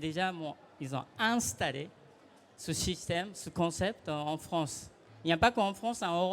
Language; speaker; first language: French; non-native, fluent; Japanese